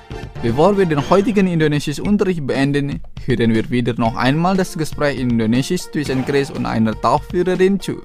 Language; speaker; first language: German; non-native, fluent; Indonesian